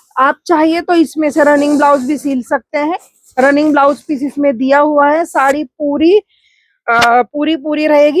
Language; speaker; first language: Hindi; non-native, local second language; Marathi